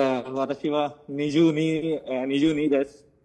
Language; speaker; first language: Japanese; non-native, learner; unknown